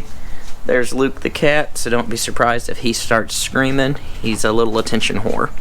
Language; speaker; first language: English; native; English